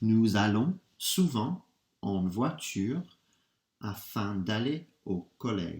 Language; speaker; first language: French; non-native, fluent; English